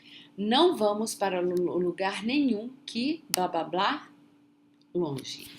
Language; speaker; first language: Portuguese; non-native, fluent; English